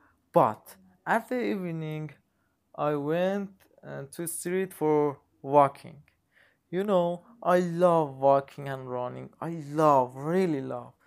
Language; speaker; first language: English; non-native, learner; Persian